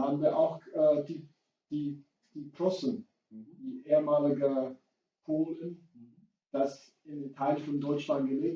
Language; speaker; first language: German; non-native, fluent; English